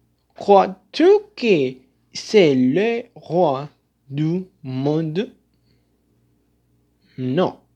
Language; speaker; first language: French; non-native, learner; Spanish